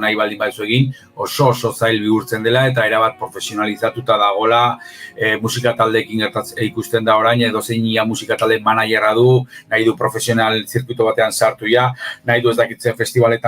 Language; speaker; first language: Basque; native; Basque